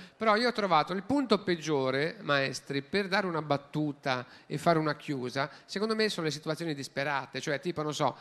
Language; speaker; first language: Italian; native; Italian